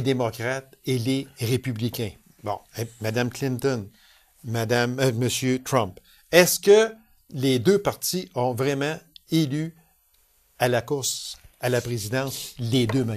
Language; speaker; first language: French; native; French